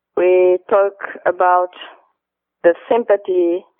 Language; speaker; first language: English; non-native, fluent; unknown